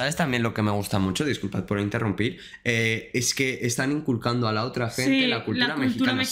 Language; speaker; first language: Spanish; native; Spanish